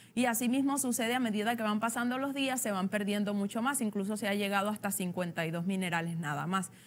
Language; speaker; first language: Spanish; native; Spanish